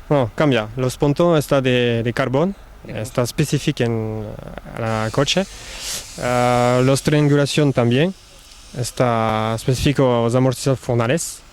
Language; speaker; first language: Spanish; early bilingual, heritage; French